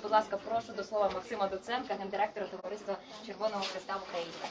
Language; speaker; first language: Ukrainian; native; Ukrainian